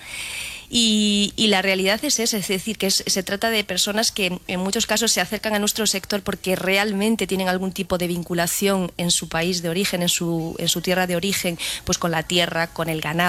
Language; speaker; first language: Spanish; native; Spanish